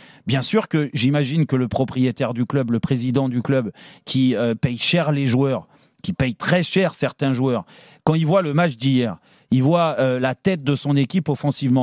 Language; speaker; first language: French; native; French